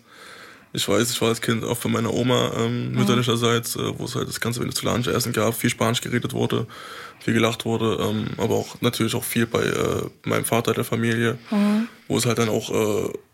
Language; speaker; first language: German; native; German